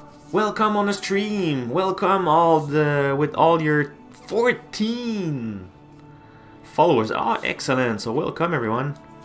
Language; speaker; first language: English; non-native, fluent; French